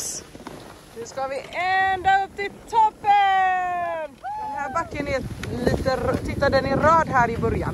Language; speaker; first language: Swedish; native; Swedish